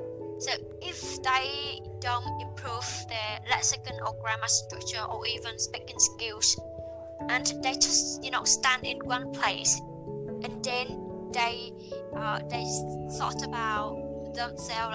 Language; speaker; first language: English; non-native, learner; Vietnamese